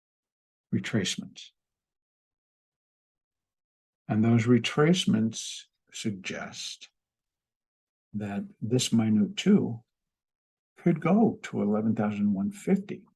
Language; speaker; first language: English; native; English